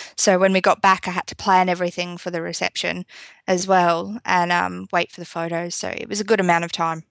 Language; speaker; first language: English; native; English